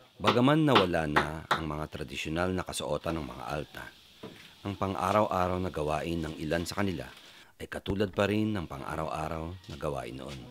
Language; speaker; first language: Filipino; native; Filipino